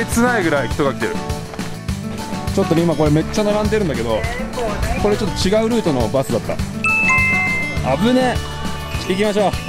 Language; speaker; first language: Japanese; native; Japanese